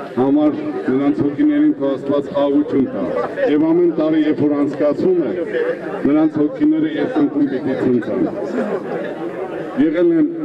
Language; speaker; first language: Armenian; native; Armenian